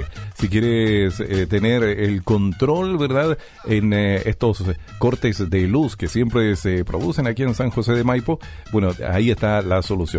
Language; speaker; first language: Spanish; native; Spanish